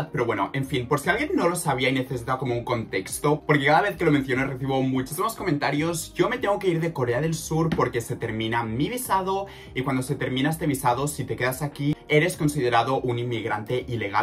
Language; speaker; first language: Spanish; native; Spanish